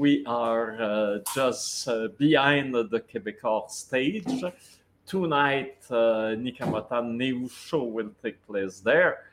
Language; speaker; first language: English; non-native, local second language; French